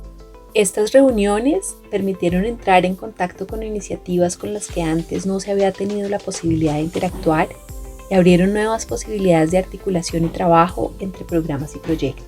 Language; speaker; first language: Spanish; native; Spanish